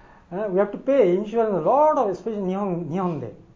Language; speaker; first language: English; non-native, local second language; Bangla